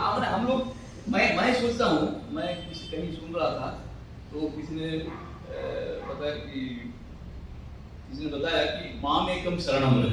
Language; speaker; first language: Hindi; non-native, local second language; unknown